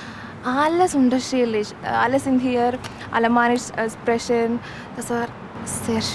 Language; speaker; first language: German; non-native, learner; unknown